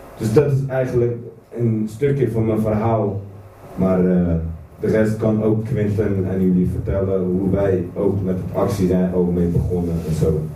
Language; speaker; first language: Dutch; non-native, fluent; Kurdish